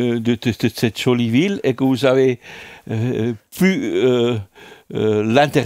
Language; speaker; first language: French; non-native, fluent; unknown